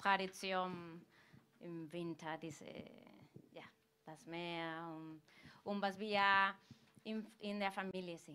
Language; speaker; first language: German; non-native, fluent; Galician